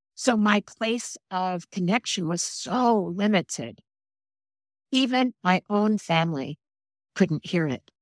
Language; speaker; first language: English; native; English